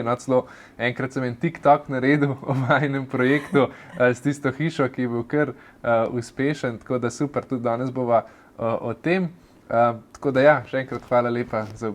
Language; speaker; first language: Slovenian; native; Slovenian